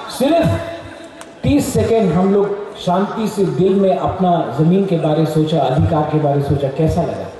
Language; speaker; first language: Hindi; non-native, local second language; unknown